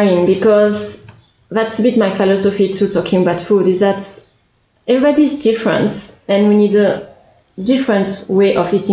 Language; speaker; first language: English; non-native, fluent; French